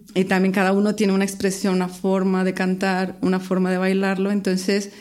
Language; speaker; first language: Spanish; native; Spanish